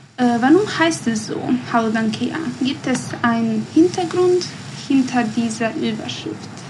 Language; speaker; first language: German; non-native, learner; Bosnian